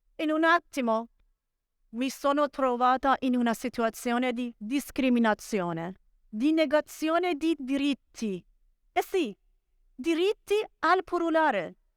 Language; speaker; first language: Italian; non-native, fluent; Persian